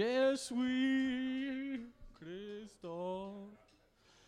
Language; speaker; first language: French; non-native, learner; English